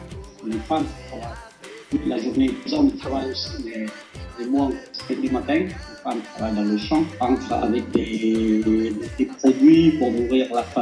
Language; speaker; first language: French; non-native, learner; Lao